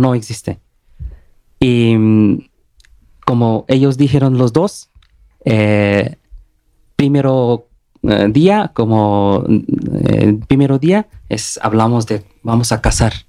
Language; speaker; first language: Spanish; non-native, learner; Bangla